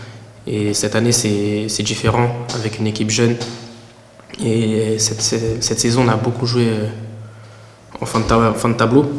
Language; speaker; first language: French; early bilingual, other home language; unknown